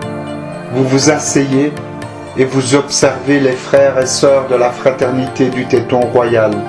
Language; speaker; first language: French; native; French